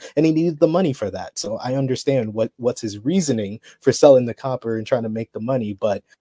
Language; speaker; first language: English; native; English